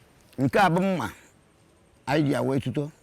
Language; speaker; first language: Igbo; native; Igbo